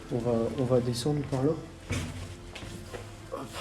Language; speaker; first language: French; native; French